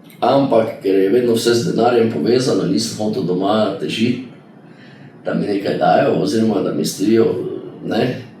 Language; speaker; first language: Slovenian; native; Slovenian